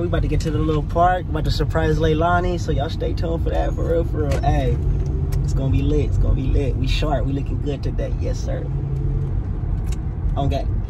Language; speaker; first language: English; early bilingual, other home language; Spanish